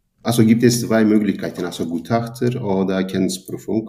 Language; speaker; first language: German; non-native, fluent; Turkish